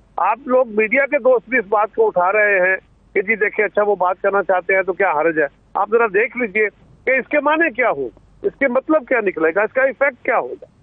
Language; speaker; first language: Urdu; non-native, local second language; Punjabi